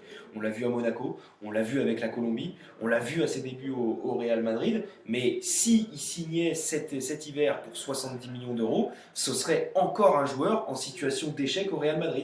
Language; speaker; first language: French; native; French